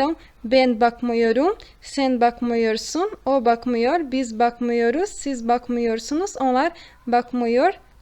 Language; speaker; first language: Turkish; non-native, fluent; Portuguese